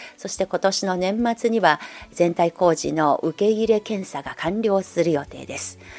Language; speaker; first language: Japanese; non-native, local second language; Chinese